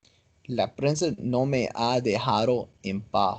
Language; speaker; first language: Spanish; non-native, learner; English